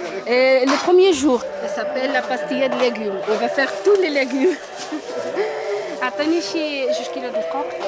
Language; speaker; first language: French; non-native, local second language; Arabic